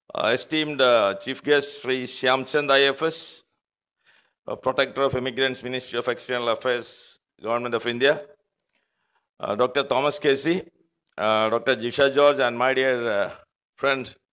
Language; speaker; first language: English; non-native, local second language; Malayalam